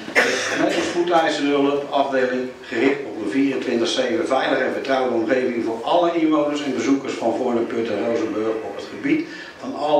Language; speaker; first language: Dutch; native; Dutch